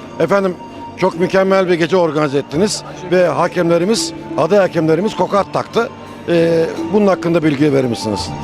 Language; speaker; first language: Turkish; native; Turkish